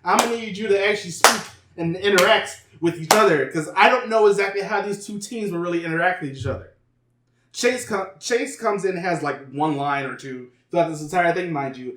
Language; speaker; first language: English; native; English